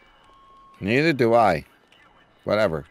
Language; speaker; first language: English; native; English